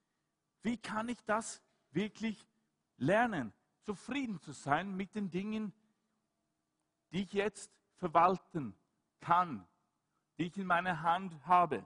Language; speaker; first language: German; non-native, fluent; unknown